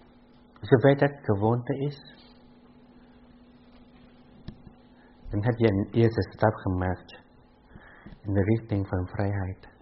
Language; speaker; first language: Dutch; non-native, fluent; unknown